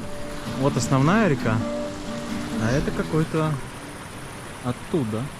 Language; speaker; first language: Russian; native; Russian